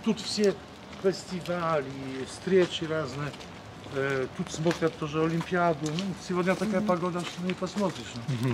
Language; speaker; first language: Russian; non-native, learner; Polish